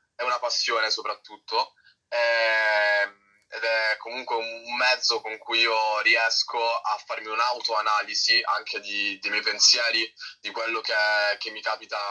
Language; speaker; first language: Italian; native; Italian